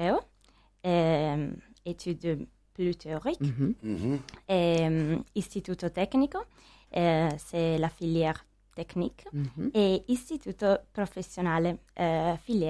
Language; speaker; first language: French; non-native, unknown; Italian